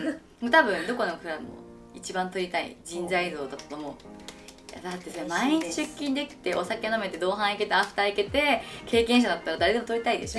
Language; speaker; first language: Japanese; native; Japanese